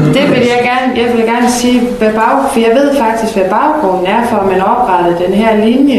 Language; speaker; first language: Danish; native; Danish